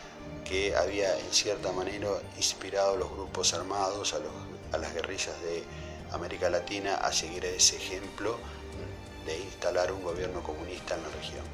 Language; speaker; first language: Spanish; native; Spanish